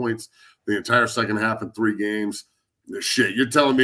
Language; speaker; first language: English; native; English